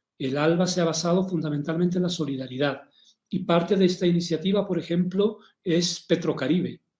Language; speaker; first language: Spanish; native; Spanish